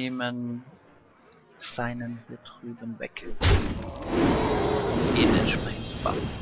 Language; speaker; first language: German; native; German